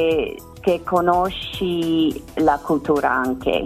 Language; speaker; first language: Italian; non-native, learner; English